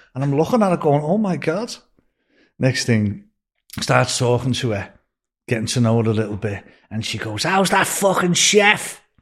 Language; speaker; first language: English; native; English